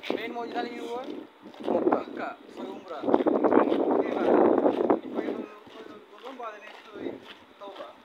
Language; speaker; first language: Arabic; non-native, learner; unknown